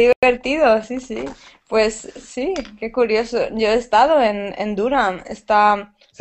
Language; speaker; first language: Spanish; native; Spanish